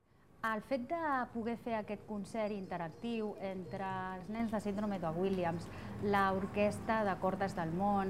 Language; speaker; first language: Catalan; native; Catalan